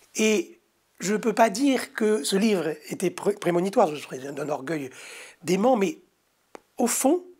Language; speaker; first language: French; native; French